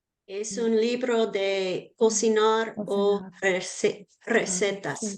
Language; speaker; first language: Spanish; non-native, learner; English